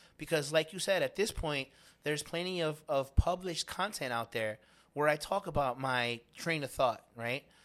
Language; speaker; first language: English; native; English